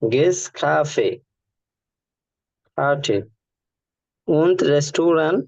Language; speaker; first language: German; non-native, learner; Bangla